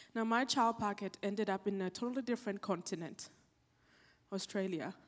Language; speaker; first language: English; non-native, local second language; Acoli